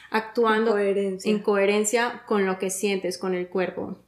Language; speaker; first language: Spanish; early bilingual, heritage; Spanish